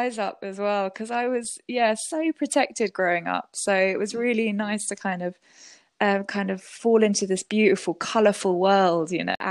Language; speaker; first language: English; native; English